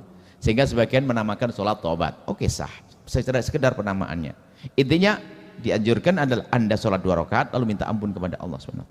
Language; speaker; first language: Indonesian; native; Indonesian